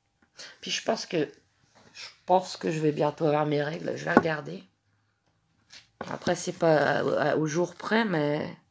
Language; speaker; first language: French; native; French